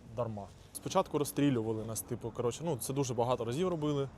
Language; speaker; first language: Ukrainian; native; Ukrainian